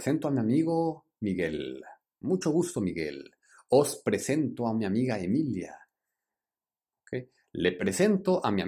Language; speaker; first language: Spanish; early bilingual, heritage; Spanish